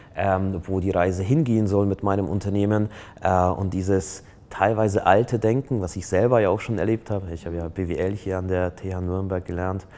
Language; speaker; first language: German; non-native, fluent; Polish